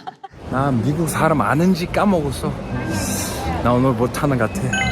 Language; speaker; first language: Korean; early bilingual, heritage; English